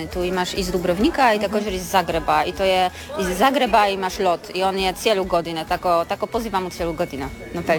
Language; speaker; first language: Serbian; non-native, learner; Polish